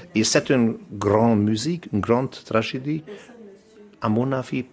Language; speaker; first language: French; non-native, learner; Hungarian